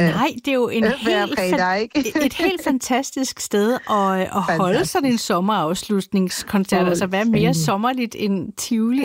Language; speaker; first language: Danish; native; Danish